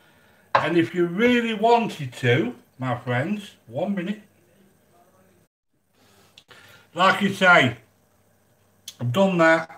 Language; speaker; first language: English; native; English